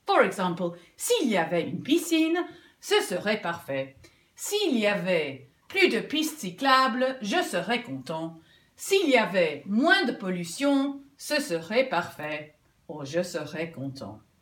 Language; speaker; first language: French; non-native, fluent; English